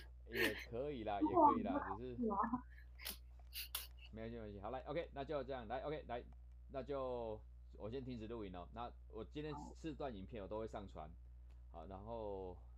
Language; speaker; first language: Chinese; native; Chinese